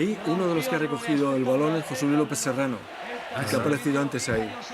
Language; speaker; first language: Spanish; native; Spanish